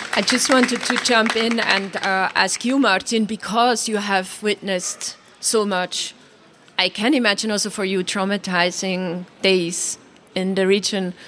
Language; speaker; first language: English; non-native, fluent; German